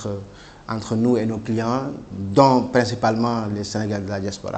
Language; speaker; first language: French; non-native, local second language; Wolof